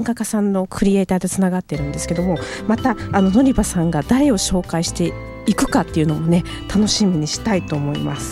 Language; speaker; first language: Japanese; native; Japanese